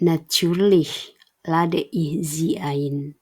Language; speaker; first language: German; non-native, fluent; Indonesian